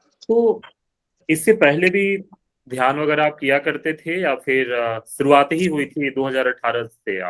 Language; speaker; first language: Hindi; native; Hindi